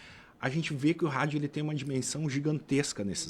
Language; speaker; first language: Portuguese; native; Portuguese